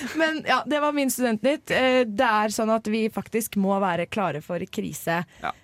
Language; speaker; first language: Norwegian; native; Norwegian